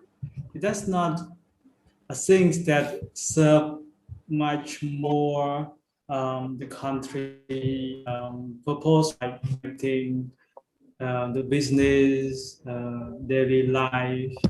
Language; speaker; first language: English; non-native, learner; Khmer